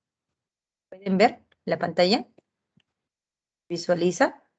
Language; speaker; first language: Spanish; native; Spanish